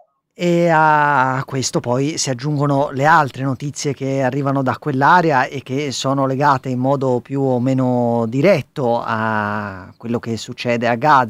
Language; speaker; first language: Italian; native; Italian